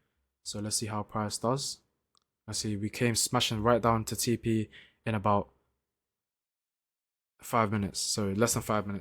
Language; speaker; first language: English; native; English